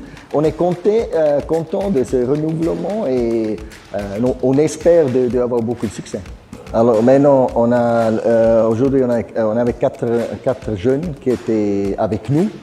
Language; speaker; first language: French; non-native, fluent; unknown